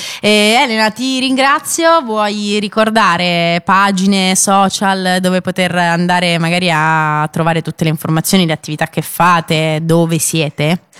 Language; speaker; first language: Italian; native; Italian